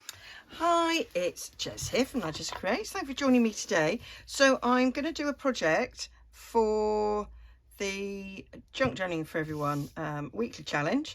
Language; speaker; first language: English; native; English